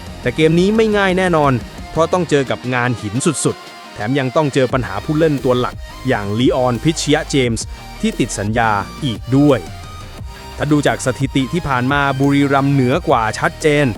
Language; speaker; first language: Thai; native; Thai